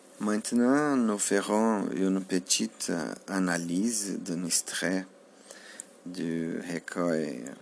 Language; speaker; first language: French; non-native, learner; Portuguese